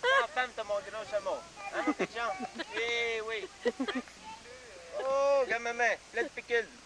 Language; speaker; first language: French; native; French